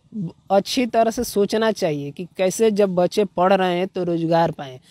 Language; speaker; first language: Hindi; native; Hindi